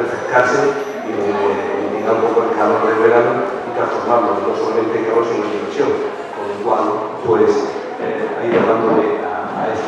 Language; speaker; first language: Spanish; native; Spanish